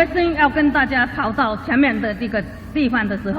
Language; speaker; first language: Chinese; native; Chinese